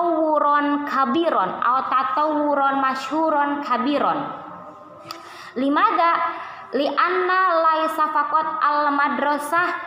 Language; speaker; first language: Arabic; non-native, learner; Indonesian